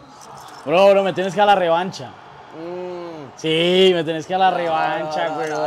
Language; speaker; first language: Spanish; native; Spanish